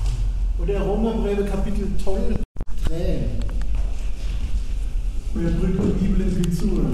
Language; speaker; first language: Norwegian; non-native, fluent; German